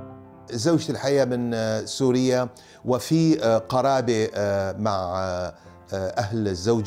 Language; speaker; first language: Arabic; native; Arabic